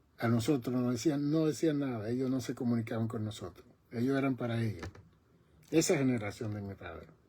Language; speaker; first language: Spanish; native; Spanish